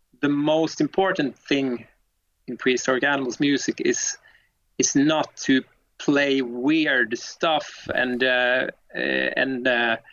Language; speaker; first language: English; non-native, fluent; Swedish